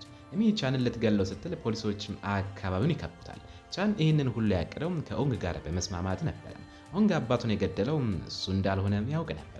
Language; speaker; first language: Amharic; native; Amharic